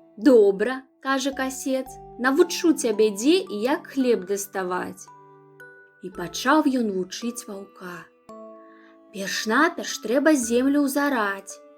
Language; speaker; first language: Belarusian; non-native, local second language; Russian